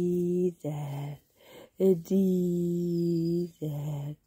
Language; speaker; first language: German; non-native, learner; Hungarian